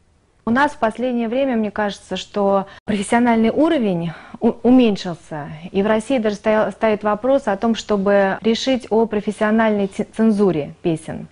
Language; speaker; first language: Russian; native; Russian